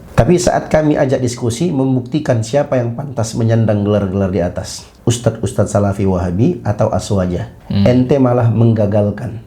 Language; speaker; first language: Indonesian; native; Indonesian